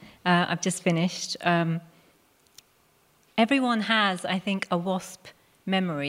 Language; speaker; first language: English; non-native, local second language; Punjabi